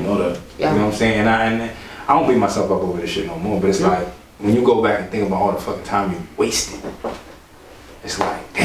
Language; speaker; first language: English; native; English